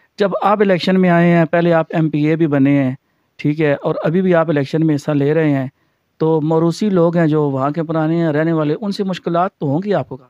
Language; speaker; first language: Urdu; non-native, local second language; Punjabi